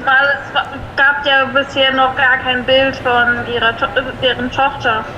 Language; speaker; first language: German; native; German